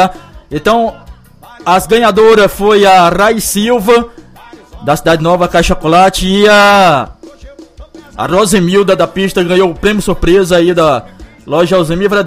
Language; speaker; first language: Portuguese; native; Portuguese